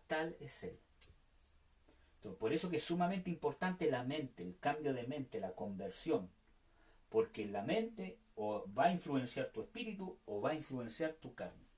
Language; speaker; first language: Spanish; native; Spanish